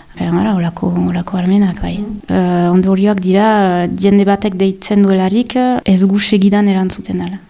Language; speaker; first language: Basque; native; Basque